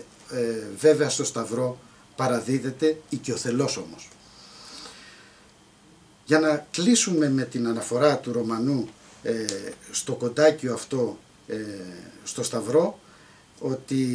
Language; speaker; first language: Greek; native; Greek